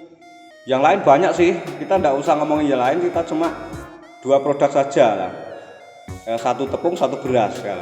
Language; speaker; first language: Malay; non-native, local second language; Javanese